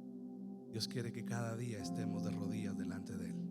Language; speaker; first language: Spanish; native; Spanish